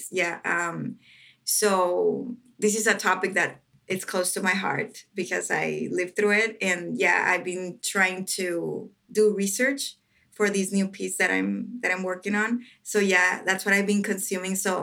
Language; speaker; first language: English; non-native, fluent; Spanish